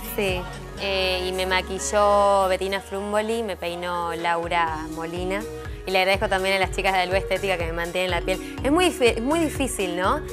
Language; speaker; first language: Spanish; native; Spanish